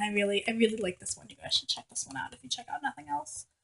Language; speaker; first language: English; native; English